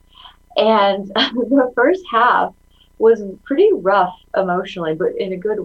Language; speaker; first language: English; early bilingual, other home language; Chinese